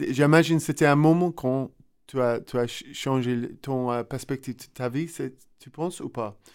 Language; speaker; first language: French; non-native, learner; English